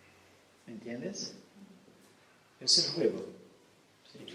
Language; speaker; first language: Spanish; non-native, fluent; Portuguese